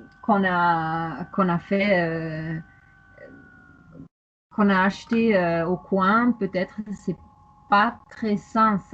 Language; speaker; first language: French; non-native, fluent; German